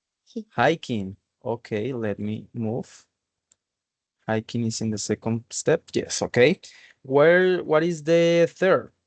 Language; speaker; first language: English; non-native, learner; Spanish